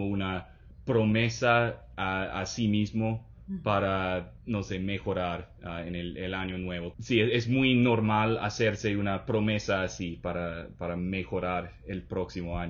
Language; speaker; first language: Spanish; non-native, fluent; English